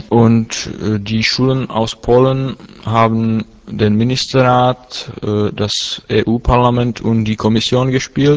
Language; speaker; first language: German; non-native, fluent; Czech